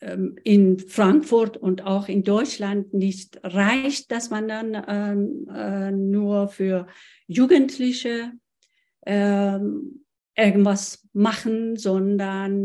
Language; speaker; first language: German; non-native, fluent; Persian